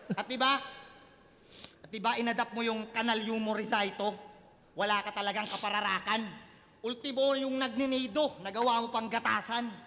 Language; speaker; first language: Filipino; non-native, local second language; Cebuano